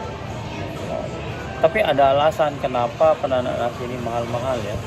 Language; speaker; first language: Indonesian; native; Indonesian